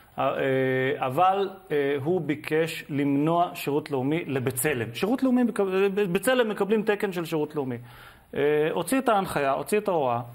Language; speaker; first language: Hebrew; native; Hebrew